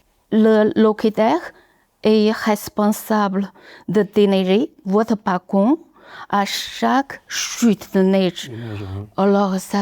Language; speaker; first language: French; non-native, learner; Chinese